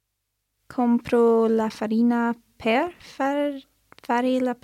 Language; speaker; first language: Italian; non-native, learner; English